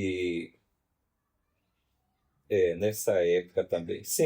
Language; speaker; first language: Portuguese; native; Portuguese